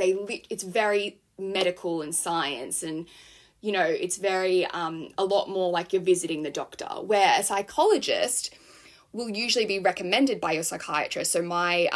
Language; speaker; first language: English; native; English